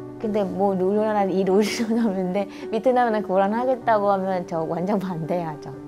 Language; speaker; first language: Korean; non-native, fluent; Vietnamese